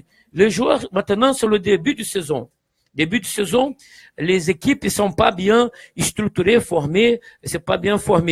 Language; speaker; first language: French; non-native, fluent; Portuguese